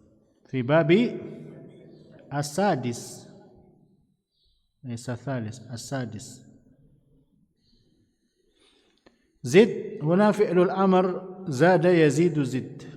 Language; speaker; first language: Arabic; non-native, fluent; Indonesian